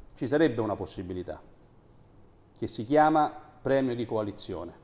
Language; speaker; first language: Italian; native; Italian